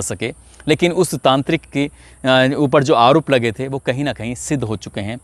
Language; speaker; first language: Hindi; native; Hindi